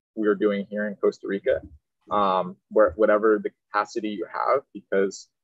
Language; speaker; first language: English; native; English